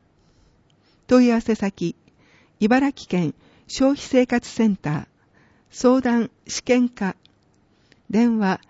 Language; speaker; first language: Japanese; native; Japanese